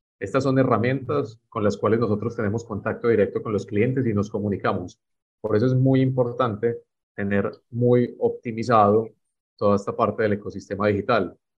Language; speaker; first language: Spanish; native; Spanish